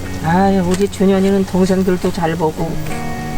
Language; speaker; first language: Korean; native; Korean